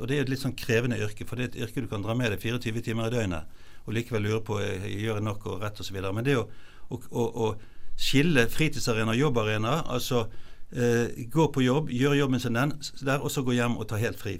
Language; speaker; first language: Norwegian; native; Norwegian